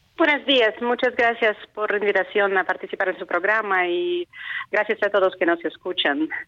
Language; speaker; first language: Spanish; non-native, fluent; Ukrainian